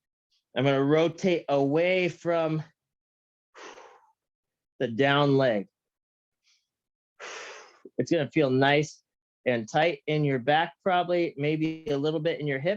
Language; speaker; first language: English; native; English